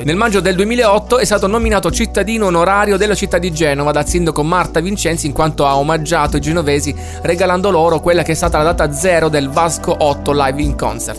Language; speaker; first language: Italian; native; Italian